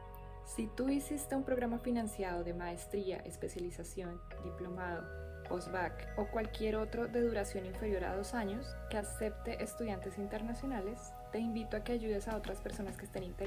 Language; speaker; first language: Spanish; native; Spanish